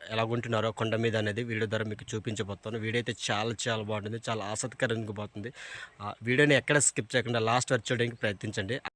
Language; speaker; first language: Telugu; non-native, local second language; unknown